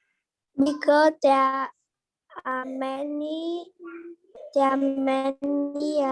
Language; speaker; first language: English; non-native, learner; Vietnamese